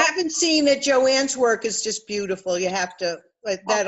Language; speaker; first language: English; native; English